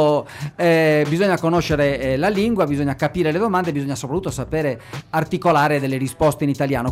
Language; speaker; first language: Italian; native; Italian